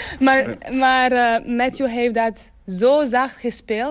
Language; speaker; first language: Dutch; non-native, learner; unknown